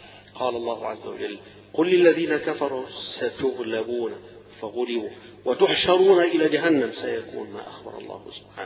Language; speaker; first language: Arabic; native; Arabic